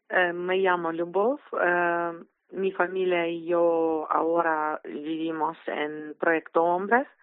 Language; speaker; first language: Spanish; non-native, learner; Ukrainian